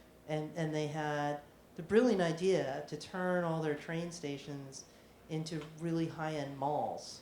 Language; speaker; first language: English; native; English